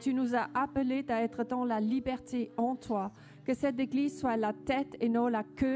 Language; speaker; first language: French; non-native, fluent; Danish